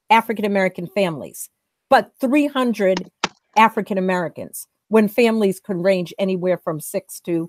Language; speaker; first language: English; native; English